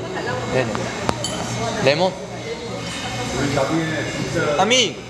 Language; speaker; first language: Portuguese; non-native, learner; Korean